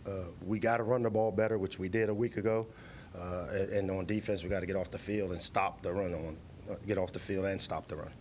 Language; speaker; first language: English; native; English